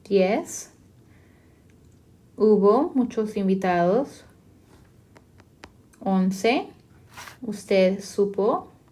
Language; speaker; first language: Spanish; non-native, fluent; English